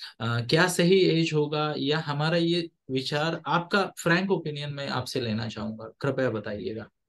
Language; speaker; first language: Hindi; non-native, local second language; Marathi